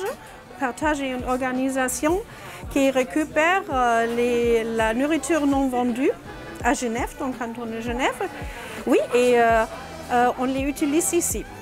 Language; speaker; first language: French; non-native, fluent; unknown